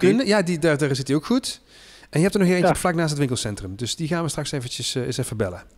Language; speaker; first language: Dutch; native; Dutch